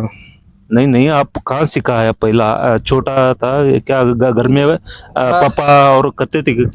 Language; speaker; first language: Hindi; non-native, local second language; Kannada